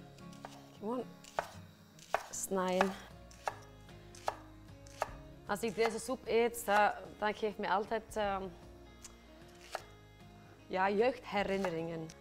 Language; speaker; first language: Dutch; non-native, fluent; Icelandic